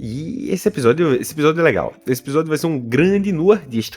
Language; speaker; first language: Portuguese; native; Portuguese